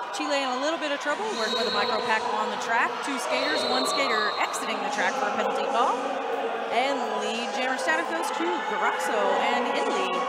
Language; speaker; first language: English; native; English